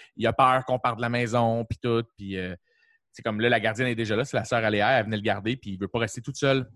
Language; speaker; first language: French; native; French